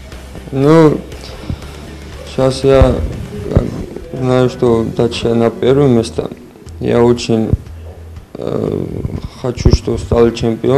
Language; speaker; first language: Russian; non-native, learner; Georgian